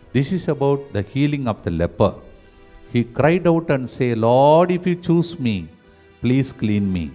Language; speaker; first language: English; non-native, local second language; Telugu